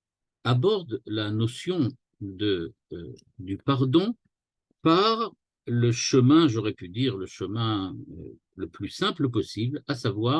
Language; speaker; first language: French; native; French